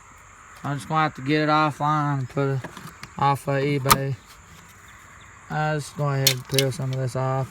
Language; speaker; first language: English; native; English